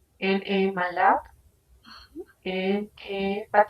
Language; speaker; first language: French; non-native, learner; Spanish